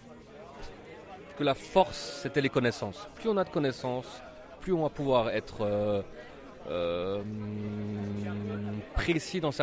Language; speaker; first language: French; native; French